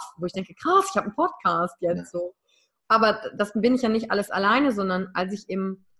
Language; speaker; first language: German; native; German